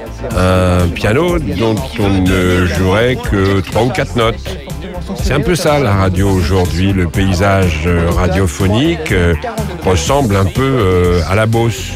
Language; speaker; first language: French; native; French